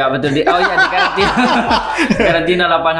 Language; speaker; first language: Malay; non-native, local second language; Sasak